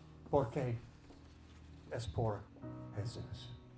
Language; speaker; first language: Spanish; non-native, learner; English